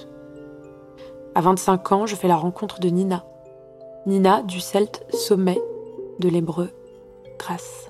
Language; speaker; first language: French; early bilingual, other home language; Arabic